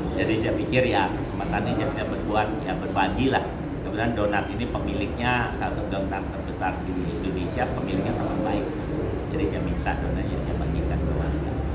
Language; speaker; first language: Indonesian; early bilingual, heritage; Indonesian